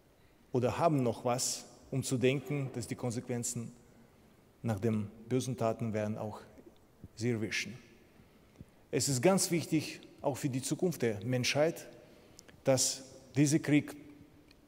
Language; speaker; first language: German; non-native, fluent; Ukrainian